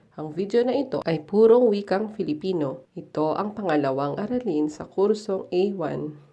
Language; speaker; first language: Filipino; native; Filipino